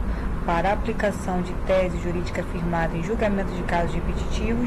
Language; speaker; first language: Portuguese; native; Portuguese